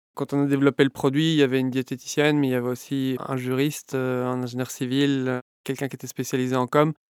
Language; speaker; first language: French; native; French